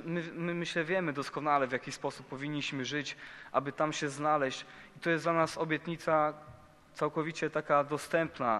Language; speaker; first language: Polish; native; Polish